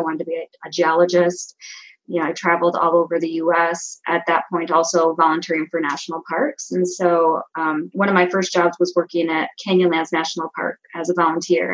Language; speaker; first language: English; native; English